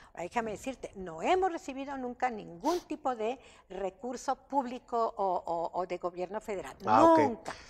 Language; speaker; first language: Spanish; native; Spanish